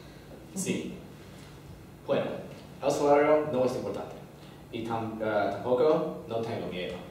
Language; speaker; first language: Spanish; non-native, learner; English